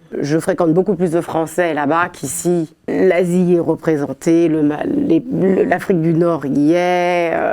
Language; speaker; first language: French; early bilingual, other home language; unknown